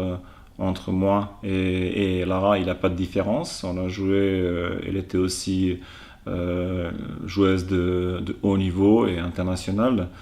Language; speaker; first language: French; non-native, fluent; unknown